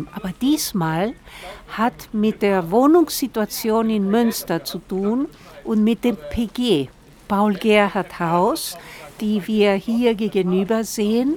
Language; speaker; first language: German; non-native, fluent; Spanish